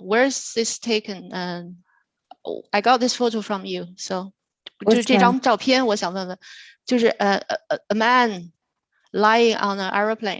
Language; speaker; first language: English; non-native, fluent; Chinese